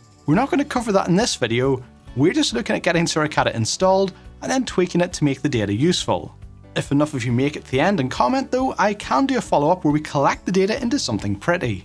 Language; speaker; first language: English; native; English